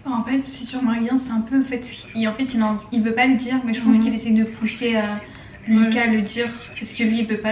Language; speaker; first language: French; native; French